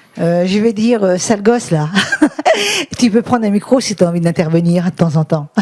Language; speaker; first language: French; native; French